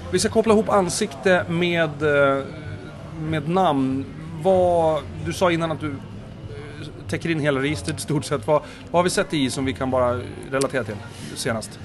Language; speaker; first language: Swedish; native; Swedish